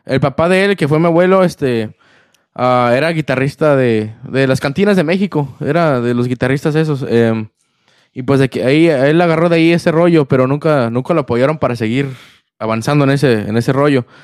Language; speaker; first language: Spanish; early bilingual, other home language; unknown